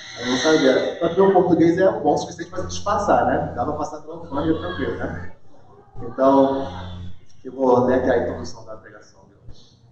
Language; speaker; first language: Portuguese; early bilingual, heritage; Portuguese